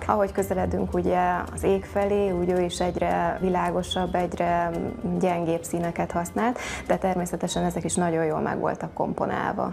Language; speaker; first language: Hungarian; native; Hungarian